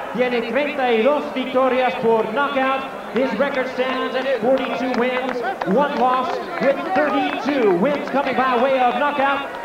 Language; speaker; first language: English; native; English